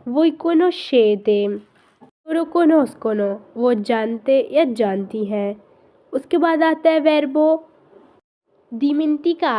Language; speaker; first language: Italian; non-native, fluent; Urdu